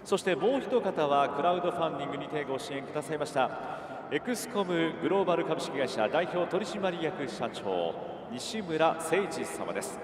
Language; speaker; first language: Japanese; native; Japanese